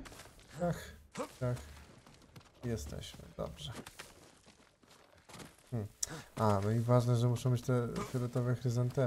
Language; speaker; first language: Polish; native; Polish